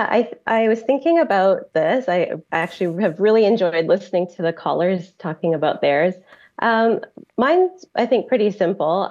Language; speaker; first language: English; native; English